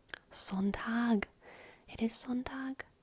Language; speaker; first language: German; non-native, learner; English